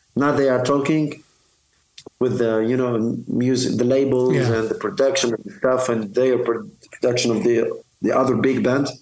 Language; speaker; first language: English; non-native, fluent; Arabic